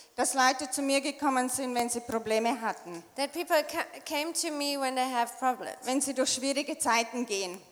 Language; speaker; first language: German; native; German